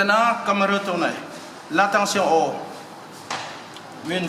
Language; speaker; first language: French; non-native, learner; Vietnamese